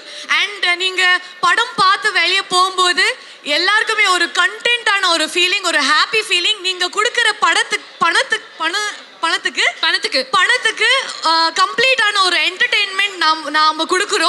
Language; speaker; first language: Tamil; non-native, learner; Kannada